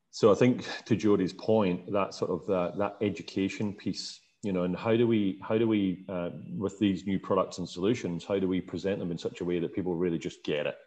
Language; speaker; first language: English; native; English